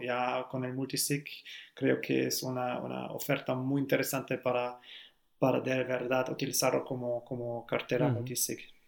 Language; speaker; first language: Spanish; non-native, learner; German